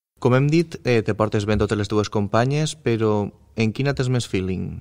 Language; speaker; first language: Catalan; native; Catalan